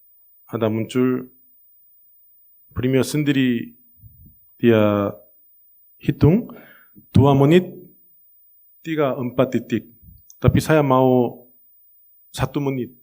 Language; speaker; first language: Indonesian; non-native, fluent; Korean